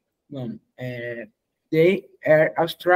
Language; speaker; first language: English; non-native, learner; Portuguese